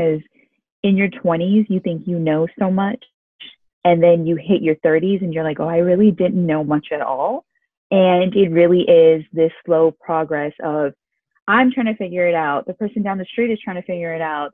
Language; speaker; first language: English; early bilingual, other home language; Urdu